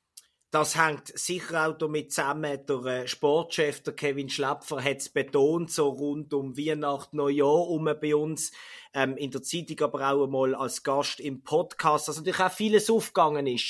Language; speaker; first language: German; native; German